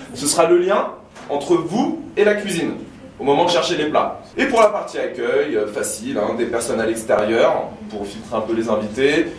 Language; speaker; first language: French; native; French